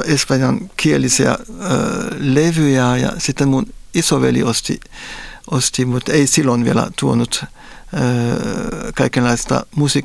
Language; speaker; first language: Finnish; non-native, fluent; Spanish